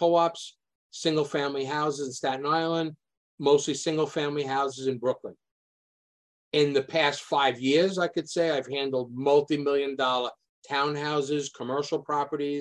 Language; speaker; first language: English; native; English